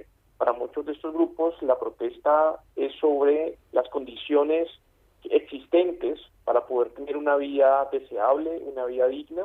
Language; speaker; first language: Spanish; native; Spanish